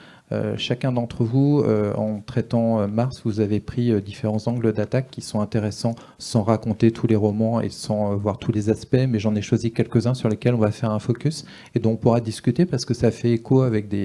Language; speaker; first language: French; native; French